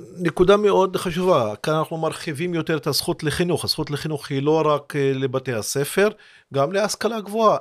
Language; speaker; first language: Hebrew; non-native, local second language; Arabic